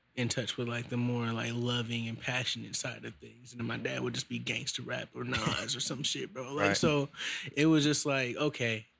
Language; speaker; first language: English; native; English